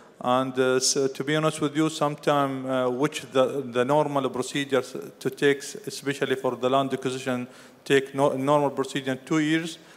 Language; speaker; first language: English; non-native, fluent; Arabic